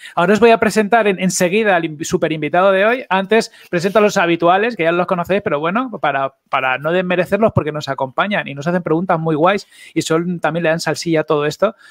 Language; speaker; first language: Spanish; native; Spanish